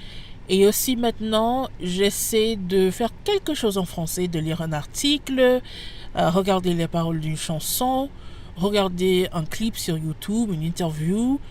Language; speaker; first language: French; non-native, fluent; English